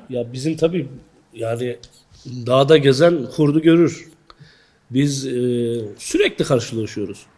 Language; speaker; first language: Turkish; native; Turkish